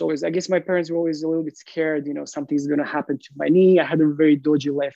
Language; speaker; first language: English; non-native, fluent; Croatian